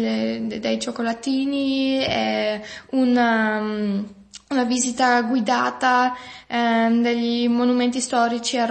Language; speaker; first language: Italian; non-native, fluent; German